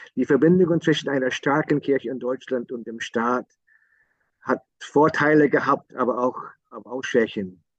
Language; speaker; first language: German; non-native, fluent; English